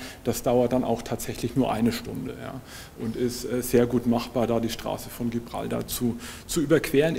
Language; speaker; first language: German; native; German